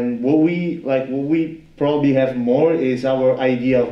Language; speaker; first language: English; non-native, fluent; Italian